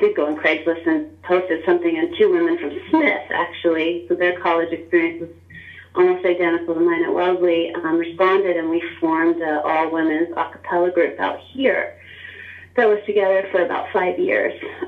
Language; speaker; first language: English; native; English